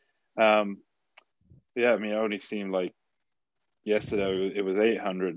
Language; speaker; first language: English; native; English